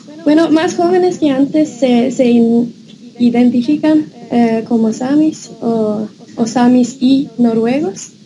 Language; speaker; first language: Spanish; non-native, fluent; Norwegian